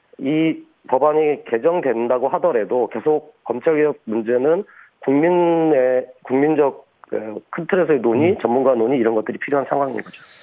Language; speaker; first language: Korean; native; Korean